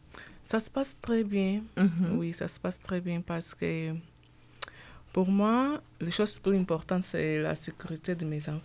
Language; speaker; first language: French; non-native, learner; Portuguese